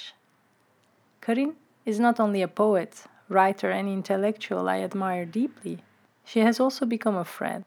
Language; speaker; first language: English; non-native, fluent; Turkish